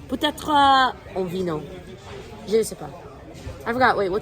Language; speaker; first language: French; non-native, learner; English